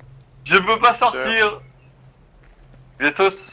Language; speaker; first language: French; native; French